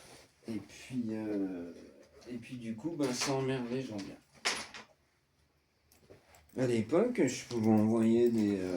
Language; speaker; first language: French; native; French